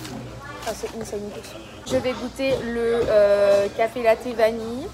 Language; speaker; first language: French; native; French